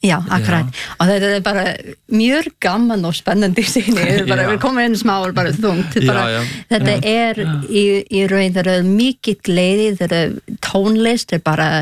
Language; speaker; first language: Icelandic; non-native, learner; Spanish